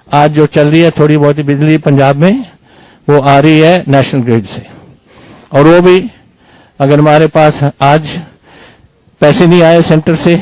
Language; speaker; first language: Hindi; non-native, local second language; Punjabi